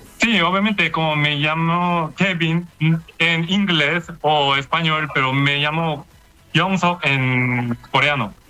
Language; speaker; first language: Spanish; non-native, learner; Korean